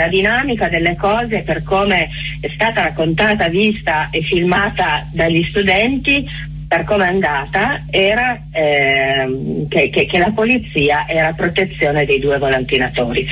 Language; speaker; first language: Italian; native; Italian